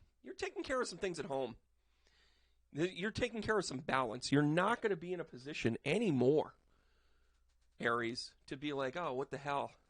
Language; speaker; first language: English; native; English